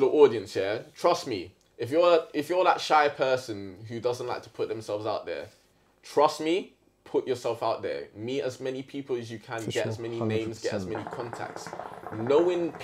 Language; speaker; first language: English; native; English